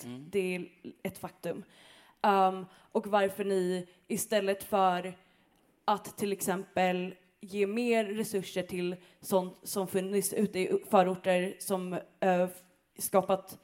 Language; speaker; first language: Swedish; early bilingual, other home language; Kurdish